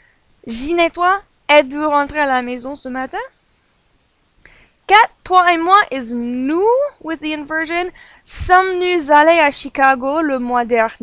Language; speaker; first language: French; non-native, fluent; English